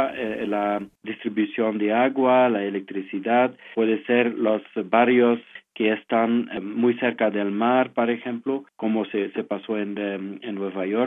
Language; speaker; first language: Spanish; non-native, fluent; French